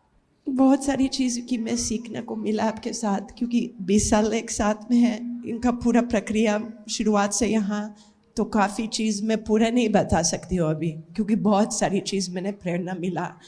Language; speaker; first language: Hindi; non-native, learner; English